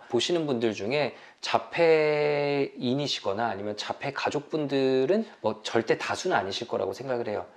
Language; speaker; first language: Korean; native; Korean